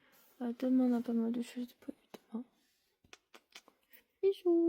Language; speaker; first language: French; native; French